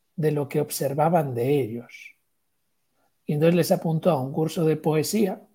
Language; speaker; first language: Spanish; native; Spanish